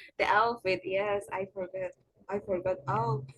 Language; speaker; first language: English; non-native, learner; Spanish